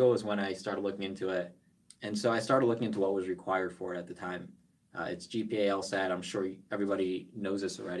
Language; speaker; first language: English; native; English